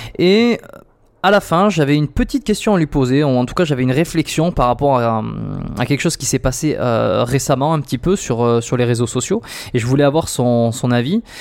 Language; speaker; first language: French; native; French